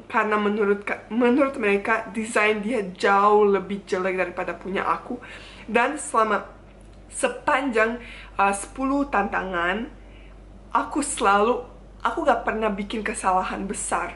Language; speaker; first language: Indonesian; non-native, fluent; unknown